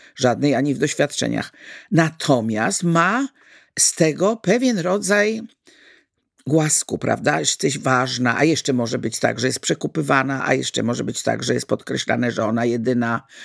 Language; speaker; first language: Polish; native; Polish